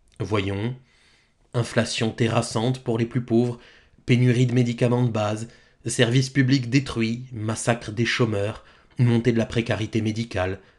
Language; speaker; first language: French; native; French